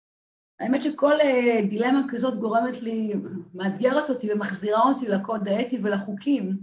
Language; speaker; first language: Hebrew; native; Hebrew